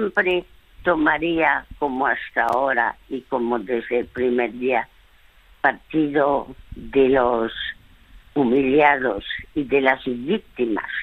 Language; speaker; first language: Spanish; early bilingual, other home language; French